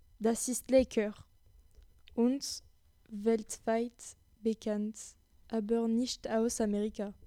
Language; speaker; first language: German; non-native, learner; French